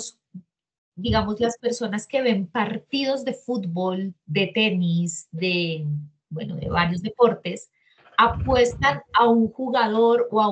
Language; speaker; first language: Spanish; native; Spanish